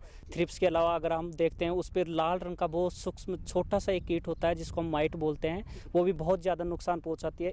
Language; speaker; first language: Hindi; native; Hindi